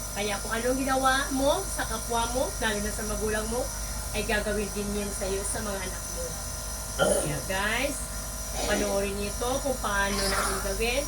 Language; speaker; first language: Filipino; native; Filipino